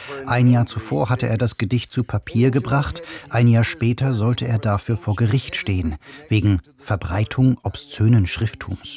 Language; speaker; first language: German; native; German